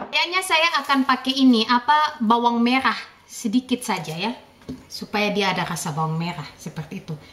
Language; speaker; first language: Indonesian; non-native, local second language; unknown